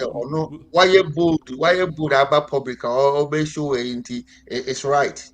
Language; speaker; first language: English; non-native, local second language; Akan